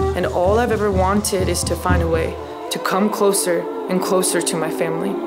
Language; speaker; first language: English; early bilingual, other home language; Spanish